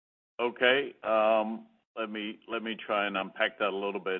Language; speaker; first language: English; native; English